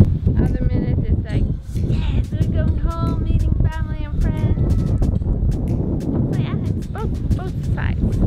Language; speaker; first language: English; non-native, fluent; Swedish